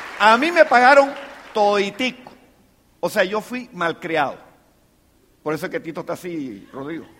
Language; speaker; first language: Spanish; native; Spanish